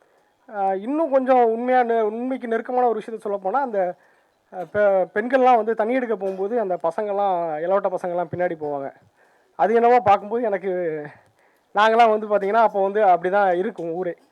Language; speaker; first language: Tamil; native; Tamil